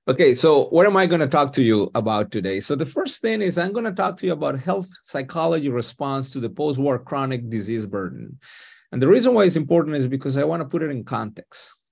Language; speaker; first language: English; non-native, fluent; Spanish